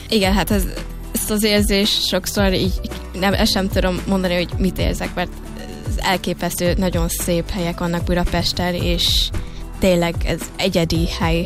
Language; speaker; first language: Hungarian; early bilingual, heritage; Hungarian